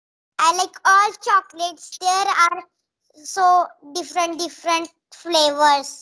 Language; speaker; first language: English; non-native, learner; Marathi